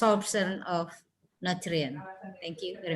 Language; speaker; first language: English; non-native, learner; Indonesian